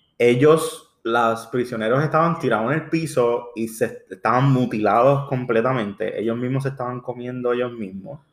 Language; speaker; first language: Spanish; early bilingual, heritage; Spanish